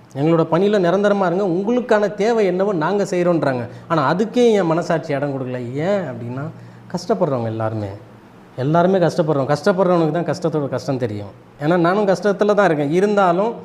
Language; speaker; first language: Tamil; early bilingual, other home language; Nepali